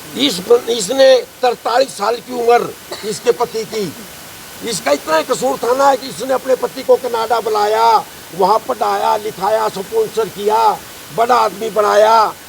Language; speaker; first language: Hindi; native; Hindi